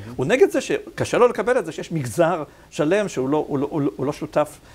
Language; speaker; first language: Hebrew; native; Hebrew